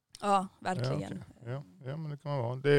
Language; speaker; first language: Swedish; early bilingual, other home language; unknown